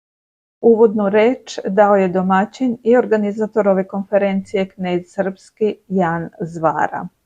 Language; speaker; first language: Serbian; native; Serbian